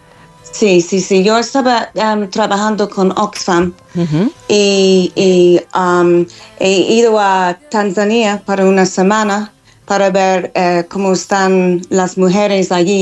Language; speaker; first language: Spanish; non-native, learner; English